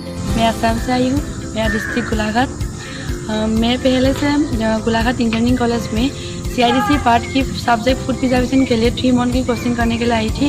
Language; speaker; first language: Hindi; non-native, local second language; Assamese